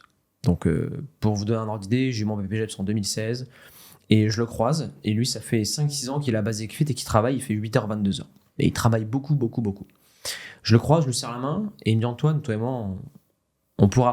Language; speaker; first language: French; native; French